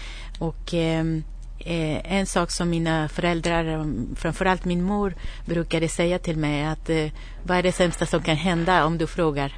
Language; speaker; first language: Swedish; non-native, fluent; Spanish